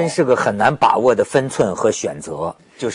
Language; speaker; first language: Chinese; native; Chinese